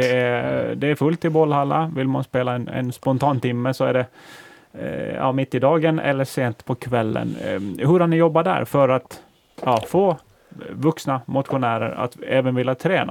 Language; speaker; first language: Swedish; native; Swedish